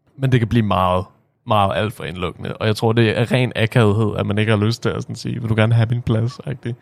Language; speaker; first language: Danish; early bilingual, other home language; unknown